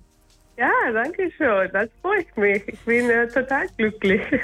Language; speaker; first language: German; non-native, learner; Spanish